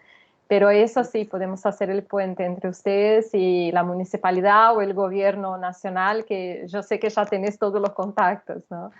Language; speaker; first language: Spanish; non-native, fluent; Portuguese